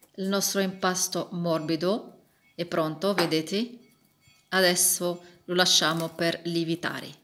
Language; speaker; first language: Italian; non-native, learner; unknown